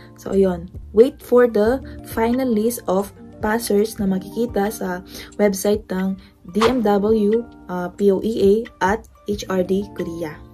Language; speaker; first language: Filipino; non-native, local second language; Pampanga